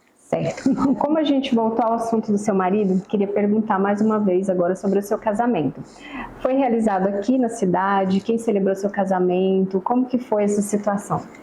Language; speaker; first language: Portuguese; native; Portuguese